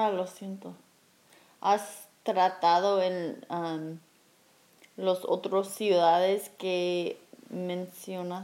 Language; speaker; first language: Spanish; non-native, learner; English